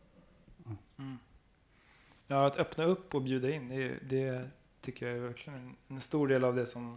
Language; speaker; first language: Swedish; native; Swedish